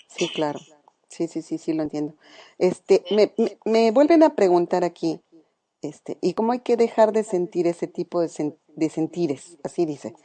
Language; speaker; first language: Spanish; native; Spanish